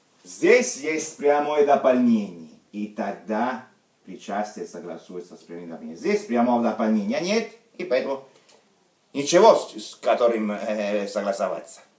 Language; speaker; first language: Russian; non-native, fluent; Italian